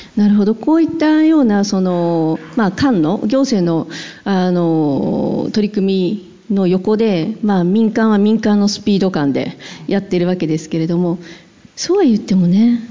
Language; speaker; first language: Japanese; native; Japanese